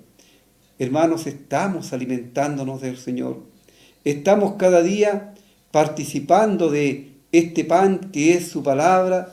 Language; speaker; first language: Spanish; native; Spanish